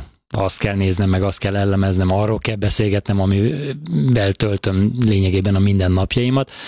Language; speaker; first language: Hungarian; native; Hungarian